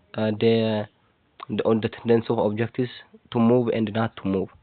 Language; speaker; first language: English; non-native, local second language; Amharic